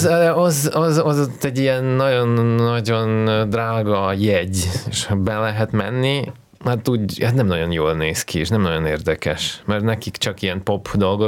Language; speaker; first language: Hungarian; non-native, fluent; Russian